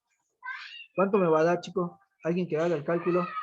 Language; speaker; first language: Spanish; native; Spanish